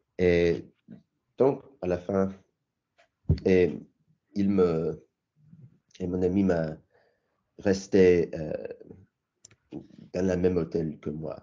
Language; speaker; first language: French; non-native, learner; English